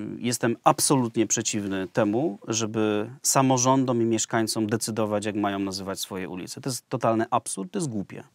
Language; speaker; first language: Polish; native; Polish